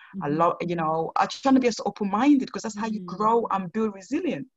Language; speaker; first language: English; non-native, local second language; Krio